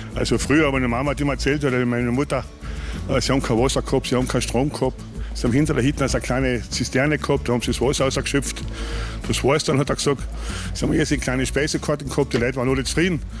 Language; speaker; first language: German; native; German